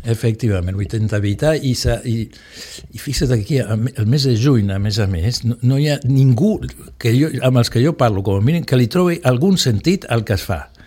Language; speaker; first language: Catalan; native; Catalan